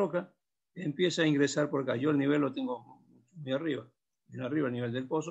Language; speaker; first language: Spanish; native; Spanish